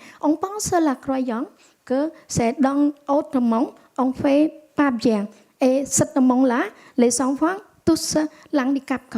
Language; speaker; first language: French; non-native, local second language; Khmer